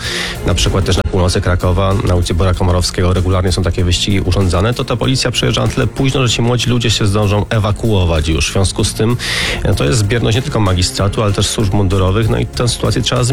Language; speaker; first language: Polish; native; Polish